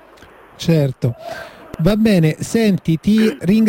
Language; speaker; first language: Italian; native; Italian